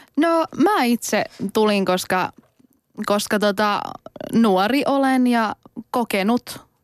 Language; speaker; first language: Finnish; early bilingual, other home language; Persian